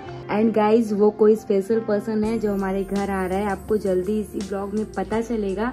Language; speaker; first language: Hindi; native; Hindi